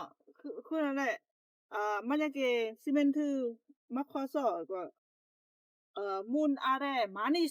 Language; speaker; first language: Korean; non-native, learner; Lao